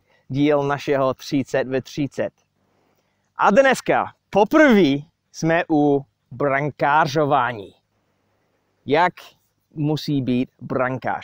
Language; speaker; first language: Czech; non-native, fluent; English